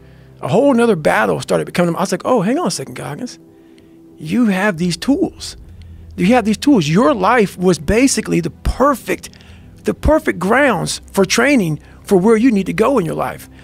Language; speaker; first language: English; native; English